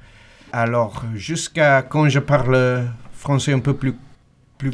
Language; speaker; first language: French; non-native, learner; English